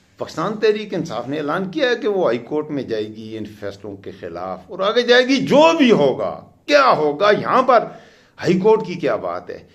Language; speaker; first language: Urdu; non-native, local second language; Pashto